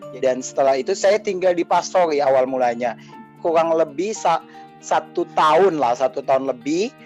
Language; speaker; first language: Indonesian; native; Indonesian